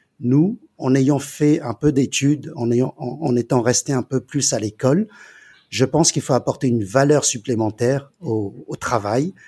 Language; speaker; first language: French; early bilingual, other home language; Chinese